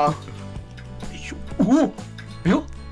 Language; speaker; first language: Chinese; native; Chinese